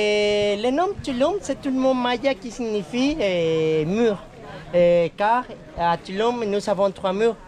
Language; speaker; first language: French; non-native, learner; Spanish